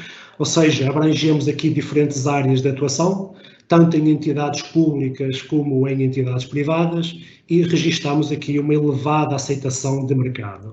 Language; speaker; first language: Portuguese; native; Portuguese